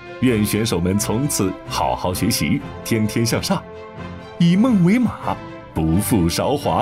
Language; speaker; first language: Chinese; native; Chinese